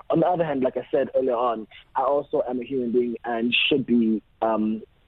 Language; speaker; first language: English; non-native, local second language; Xhosa